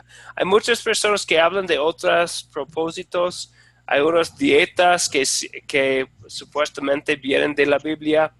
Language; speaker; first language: Spanish; non-native, fluent; English